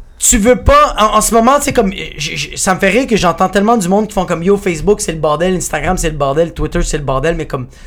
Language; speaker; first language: French; early bilingual, other home language; Spanish